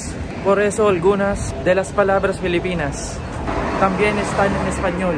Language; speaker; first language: Spanish; non-native, learner; Filipino